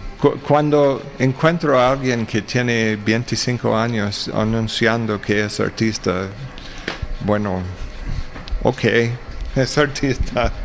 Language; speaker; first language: Spanish; non-native, fluent; English